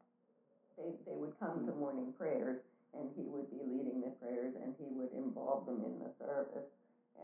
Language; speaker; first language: English; native; English